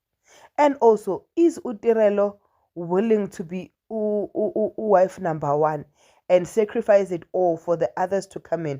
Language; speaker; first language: English; non-native, local second language; Zulu